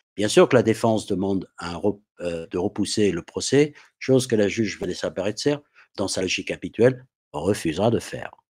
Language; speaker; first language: French; non-native, fluent; English